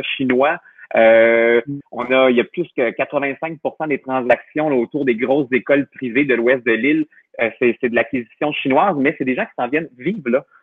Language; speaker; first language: French; native; French